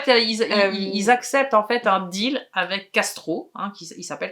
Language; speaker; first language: French; native; French